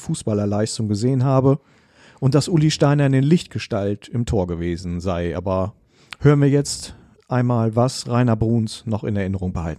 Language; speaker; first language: German; native; German